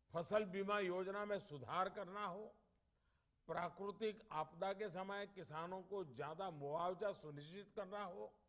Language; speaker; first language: Hindi; non-native, local second language; Gujarati